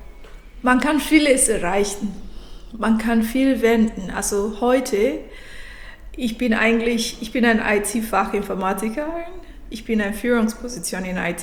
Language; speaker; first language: German; non-native, fluent; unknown